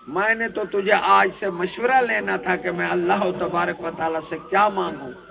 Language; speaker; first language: Urdu; non-native, local second language; Punjabi